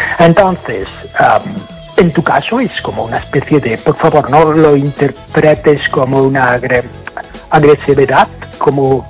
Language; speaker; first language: Spanish; non-native, fluent; English